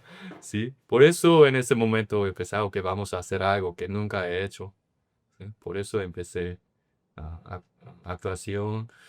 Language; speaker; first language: Spanish; non-native, learner; Korean